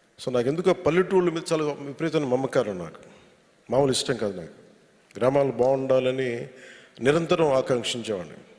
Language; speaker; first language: Telugu; native; Telugu